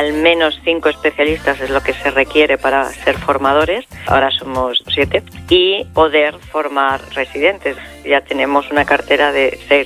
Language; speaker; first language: Spanish; native; Spanish